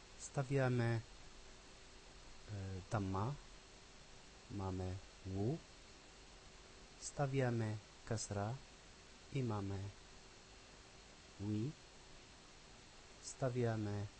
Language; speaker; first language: Polish; non-native, learner; Arabic